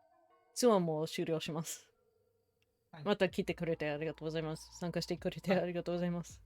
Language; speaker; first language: Japanese; non-native, learner; English